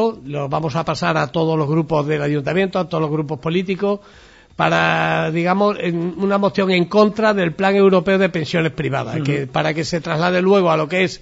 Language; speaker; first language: Spanish; native; Spanish